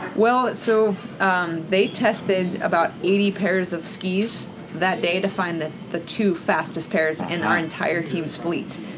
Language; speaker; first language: English; native; English